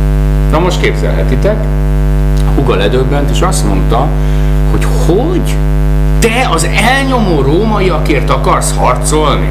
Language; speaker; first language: Hungarian; native; Hungarian